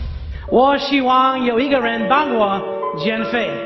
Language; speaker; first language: Chinese; non-native, learner; English